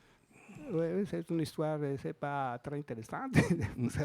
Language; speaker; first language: French; non-native, fluent; Spanish